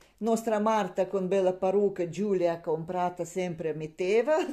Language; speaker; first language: Italian; non-native, learner; Russian